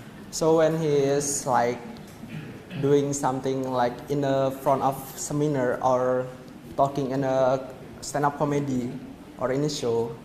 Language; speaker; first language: English; non-native, learner; Indonesian